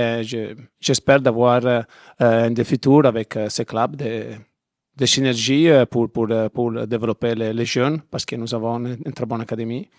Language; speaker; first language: French; non-native, learner; Italian